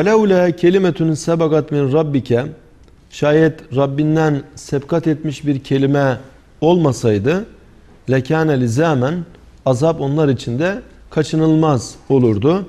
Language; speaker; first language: Turkish; native; Turkish